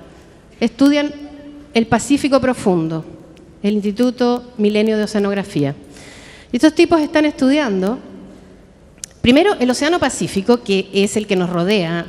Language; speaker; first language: Spanish; native; Spanish